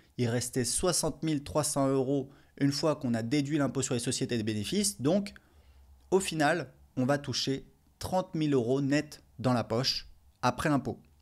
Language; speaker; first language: French; native; French